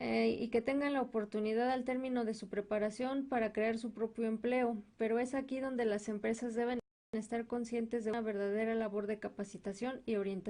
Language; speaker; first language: Spanish; native; Spanish